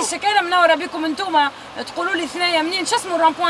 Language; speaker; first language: Arabic; native; Arabic